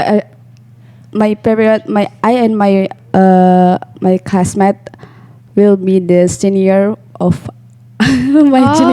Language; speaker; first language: English; non-native, learner; Indonesian